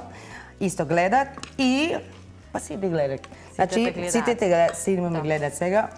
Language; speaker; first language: Macedonian; non-native, learner; Filipino